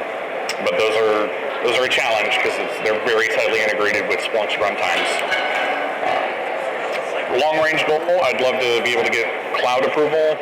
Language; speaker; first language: English; native; English